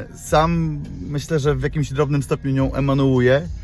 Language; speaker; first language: Polish; native; Polish